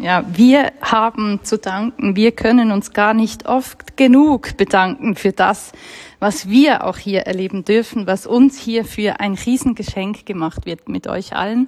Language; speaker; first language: German; native; German